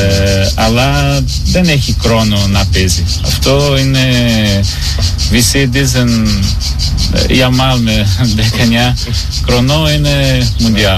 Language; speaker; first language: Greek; non-native, learner; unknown